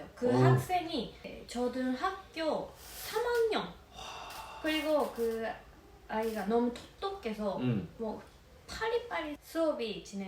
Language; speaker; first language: Korean; non-native, fluent; Japanese